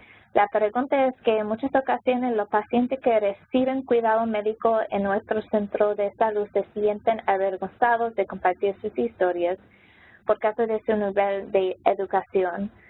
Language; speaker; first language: Spanish; non-native, local second language; English